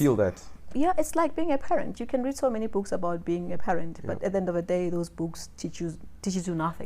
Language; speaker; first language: English; non-native, local second language; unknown